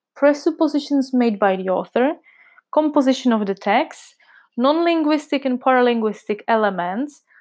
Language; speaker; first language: English; non-native, fluent; Czech